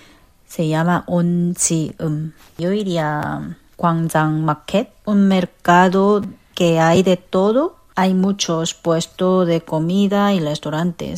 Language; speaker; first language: Spanish; non-native, fluent; Korean